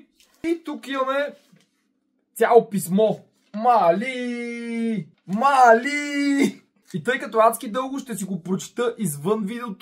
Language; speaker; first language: Bulgarian; native; Bulgarian